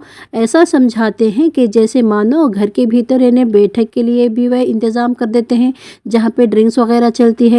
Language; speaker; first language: Hindi; non-native, local second language; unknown